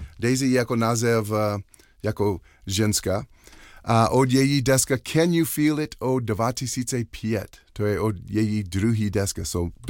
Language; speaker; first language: Czech; non-native, learner; English